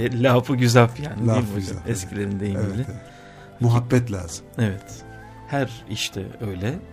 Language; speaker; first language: Turkish; native; Turkish